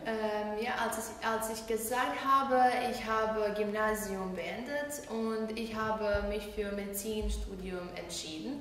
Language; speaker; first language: German; non-native, learner; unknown